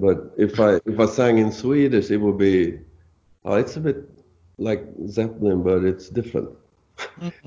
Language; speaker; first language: English; non-native, fluent; Swedish